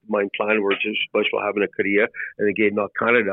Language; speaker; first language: German; non-native, learner; English